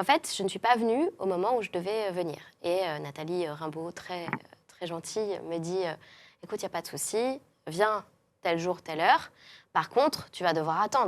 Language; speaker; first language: French; native; French